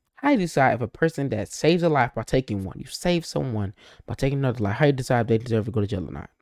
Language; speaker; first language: English; native; English